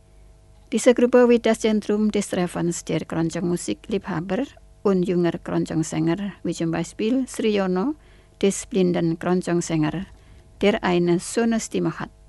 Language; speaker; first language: German; non-native, fluent; Indonesian